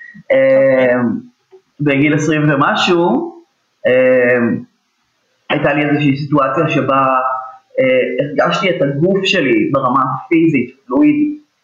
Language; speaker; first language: Hebrew; native; Hebrew